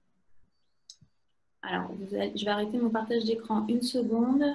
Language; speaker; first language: French; native; French